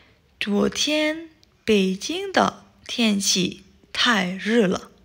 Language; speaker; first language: Chinese; non-native, fluent; Indonesian